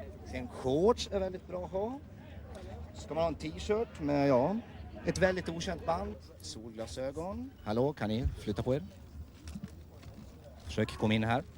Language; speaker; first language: Swedish; native; Swedish